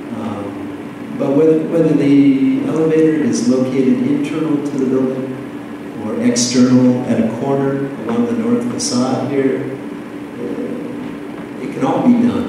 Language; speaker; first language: English; native; English